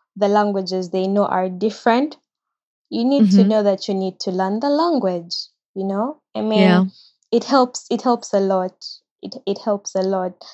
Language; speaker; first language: English; non-native, local second language; Ganda